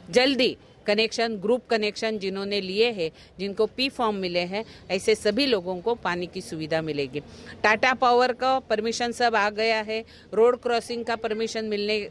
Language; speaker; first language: Hindi; non-native, local second language; Marathi